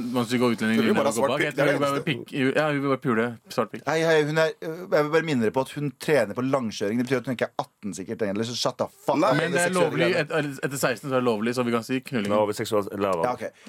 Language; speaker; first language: Norwegian; native; Norwegian